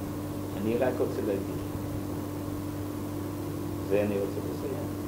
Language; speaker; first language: Hebrew; non-native, fluent; German